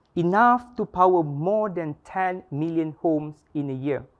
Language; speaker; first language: English; non-native, local second language; Malay